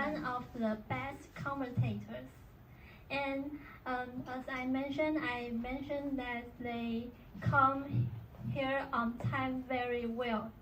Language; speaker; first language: English; non-native, learner; Chinese